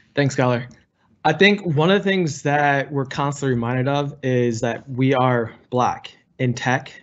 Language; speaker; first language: English; native; English